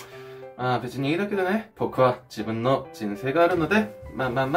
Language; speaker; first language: Japanese; non-native, fluent; Korean